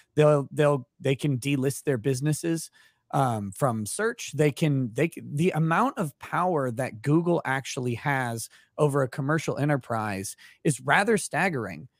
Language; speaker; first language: English; native; English